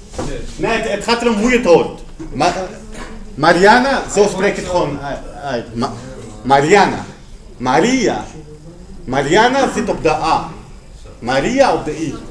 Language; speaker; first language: Dutch; non-native, fluent; Spanish